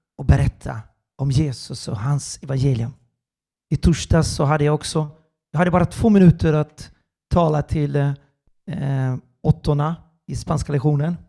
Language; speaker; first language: Swedish; non-native, fluent; Portuguese